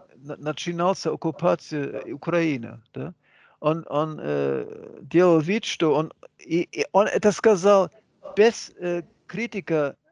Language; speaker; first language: Russian; non-native, learner; German